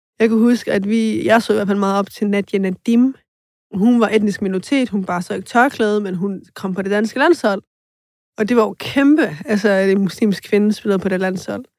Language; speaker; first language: Danish; early bilingual, other home language; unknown